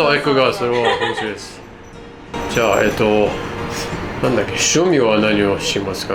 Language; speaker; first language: Japanese; non-native, learner; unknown